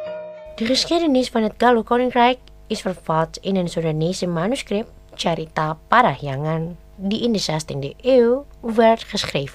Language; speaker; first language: Dutch; non-native, fluent; Indonesian